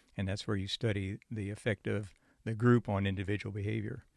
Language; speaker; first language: English; native; English